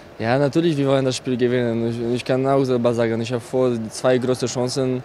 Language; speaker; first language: German; non-native, learner; Polish